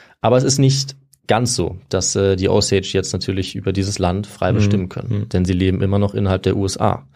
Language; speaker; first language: German; native; German